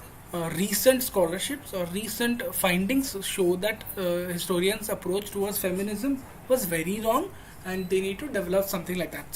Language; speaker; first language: English; non-native, local second language; Hindi